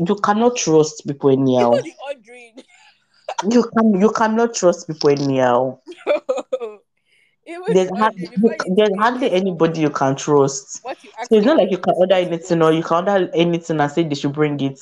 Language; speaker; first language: English; non-native, local second language; Yoruba